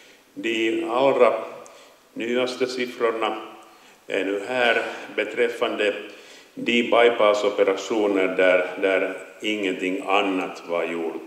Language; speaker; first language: Swedish; non-native, local second language; Finnish